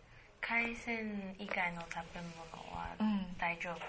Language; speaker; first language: Japanese; non-native, learner; Chinese